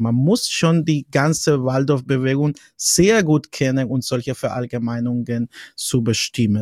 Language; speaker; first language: German; non-native, fluent; Spanish